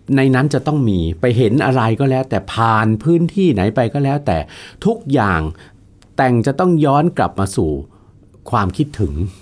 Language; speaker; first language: Thai; native; Thai